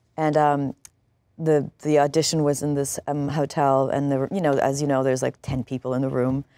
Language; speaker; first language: English; non-native, fluent; German